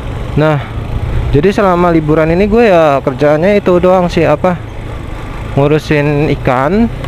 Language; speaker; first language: Indonesian; native; Indonesian